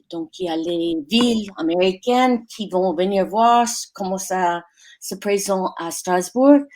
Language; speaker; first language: French; non-native, fluent; English